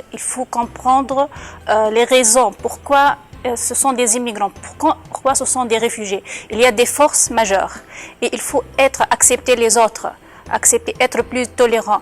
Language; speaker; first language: French; non-native, local second language; Arabic